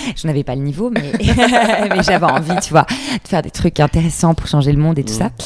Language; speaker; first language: French; native; French